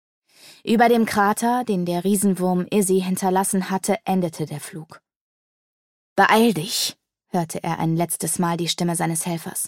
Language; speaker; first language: German; native; German